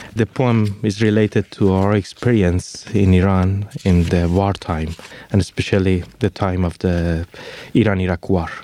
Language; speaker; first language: English; non-native, fluent; Persian